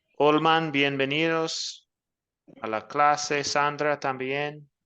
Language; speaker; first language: Spanish; non-native, learner; English